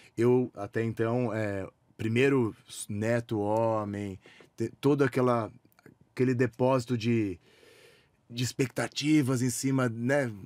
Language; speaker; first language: Portuguese; native; Portuguese